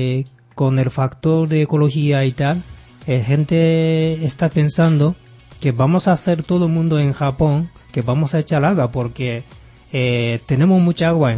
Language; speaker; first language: Spanish; non-native, fluent; Japanese